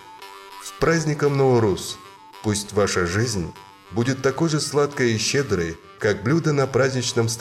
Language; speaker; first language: Russian; non-native, local second language; Kyrgyz